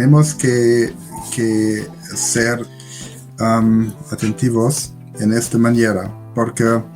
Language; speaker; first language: Spanish; non-native, learner; German